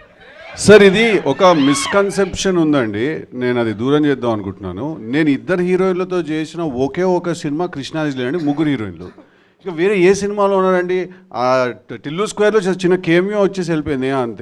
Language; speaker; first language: Telugu; native; Telugu